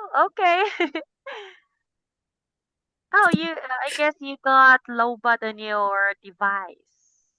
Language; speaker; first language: English; non-native, local second language; Cebuano